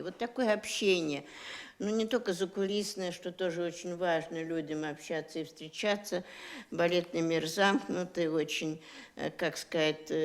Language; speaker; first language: Russian; native; Russian